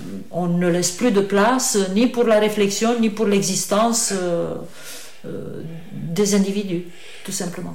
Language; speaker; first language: French; non-native, fluent; Romanian